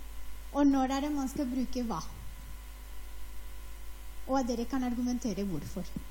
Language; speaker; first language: Norwegian; non-native, fluent; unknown